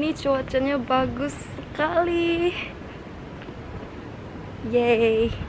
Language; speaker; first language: Indonesian; non-native, learner; Japanese